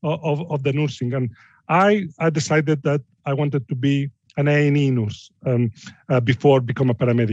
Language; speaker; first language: English; non-native, fluent; Spanish